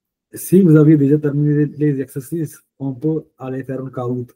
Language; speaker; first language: French; non-native, fluent; Punjabi